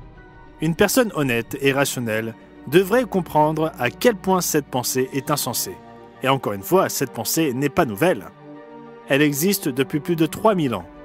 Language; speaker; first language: French; native; French